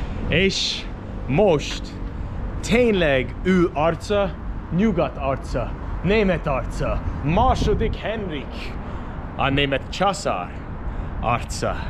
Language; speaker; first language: Hungarian; non-native, learner; English